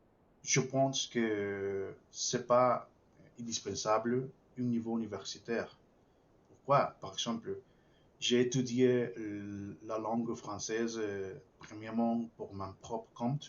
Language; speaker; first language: French; non-native, fluent; Spanish